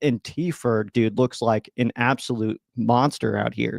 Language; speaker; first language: English; native; English